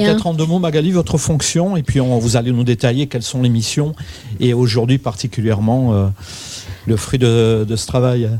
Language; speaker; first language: French; native; French